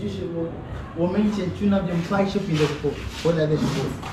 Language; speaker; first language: Chinese; non-native, learner; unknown